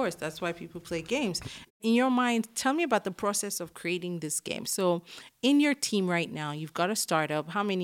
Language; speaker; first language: English; non-native, local second language; Yoruba